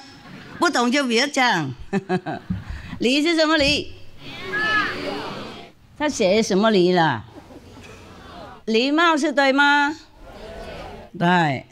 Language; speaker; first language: Chinese; non-native, fluent; Vietnamese